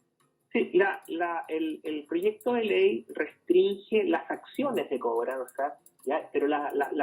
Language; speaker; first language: Spanish; native; Spanish